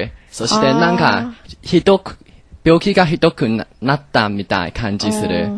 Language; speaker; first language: Japanese; non-native, learner; Chinese